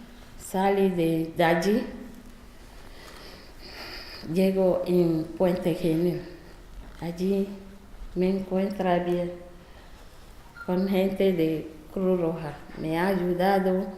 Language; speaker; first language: Spanish; non-native, learner; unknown